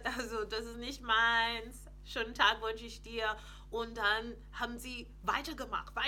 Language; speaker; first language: German; non-native, fluent; English